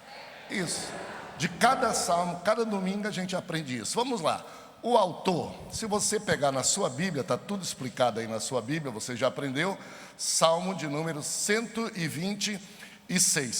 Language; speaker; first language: Portuguese; native; Portuguese